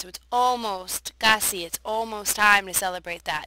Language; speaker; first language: English; native; English